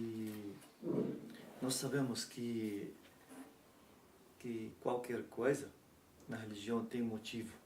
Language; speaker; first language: Portuguese; non-native, learner; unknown